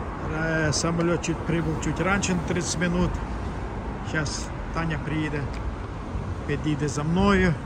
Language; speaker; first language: Russian; non-native, local second language; Ukrainian